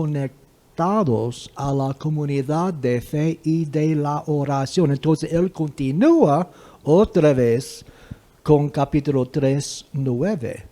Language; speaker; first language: Spanish; non-native, fluent; English